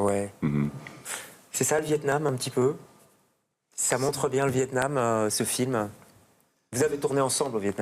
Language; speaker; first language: French; native; French